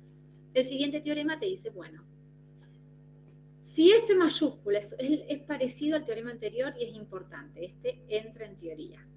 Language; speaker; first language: Spanish; native; Spanish